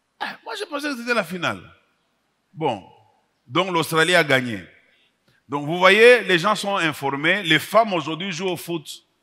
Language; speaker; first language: French; non-native, local second language; Swahili